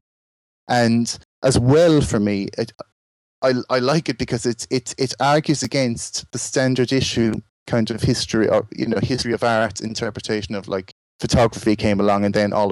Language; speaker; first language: English; native; English